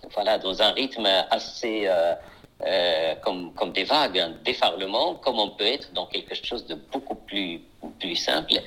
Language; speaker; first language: French; non-native, local second language; Arabic